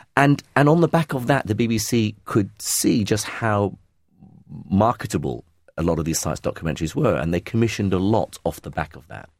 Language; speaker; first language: English; early bilingual, other home language; Arabic